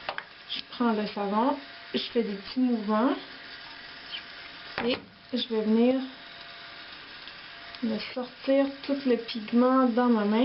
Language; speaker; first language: French; native; French